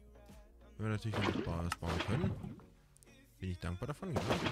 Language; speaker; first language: German; native; German